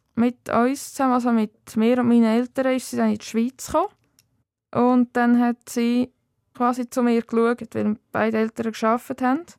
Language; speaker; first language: German; native; German